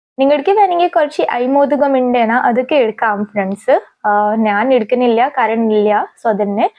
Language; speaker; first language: Malayalam; non-native, local second language; Hindi